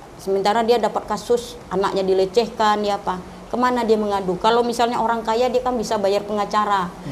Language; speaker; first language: Indonesian; non-native, local second language; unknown